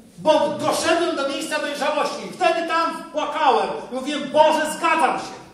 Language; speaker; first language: Polish; native; Polish